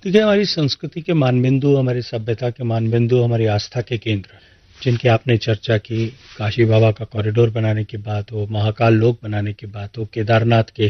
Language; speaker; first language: Hindi; native; Hindi